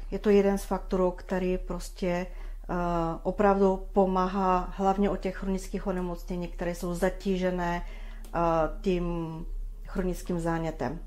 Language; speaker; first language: Czech; non-native, fluent; Bulgarian